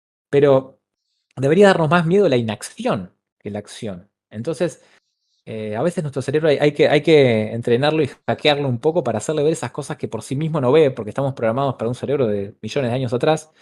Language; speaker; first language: Spanish; native; Spanish